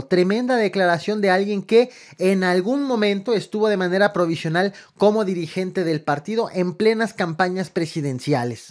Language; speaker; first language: Spanish; native; Spanish